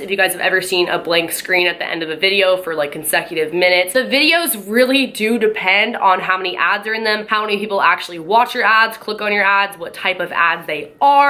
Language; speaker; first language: English; native; English